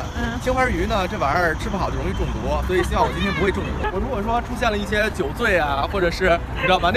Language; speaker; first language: Chinese; native; Chinese